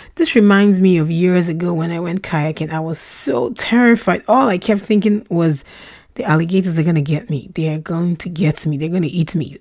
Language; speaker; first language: English; non-native, local second language; Russian